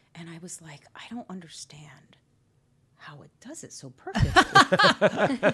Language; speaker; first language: English; native; English